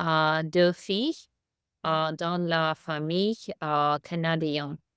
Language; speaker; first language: French; non-native, learner; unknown